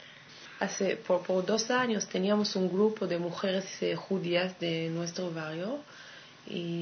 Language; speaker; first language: Spanish; non-native, fluent; Hebrew